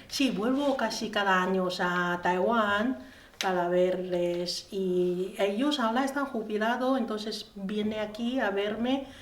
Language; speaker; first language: Spanish; non-native, learner; Chinese